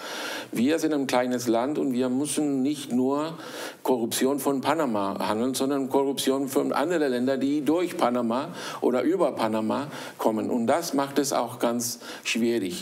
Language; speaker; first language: German; early bilingual, heritage; German